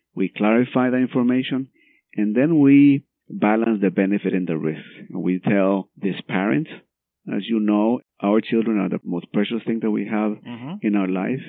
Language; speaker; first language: English; non-native, fluent; Spanish